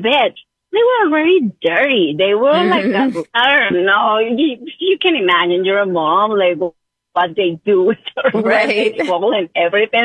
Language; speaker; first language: English; non-native, fluent; Spanish